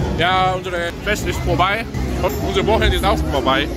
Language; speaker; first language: German; non-native, learner; Korean